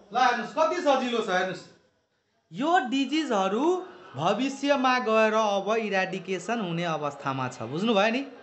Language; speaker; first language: Nepali; non-native, local second language; Maithili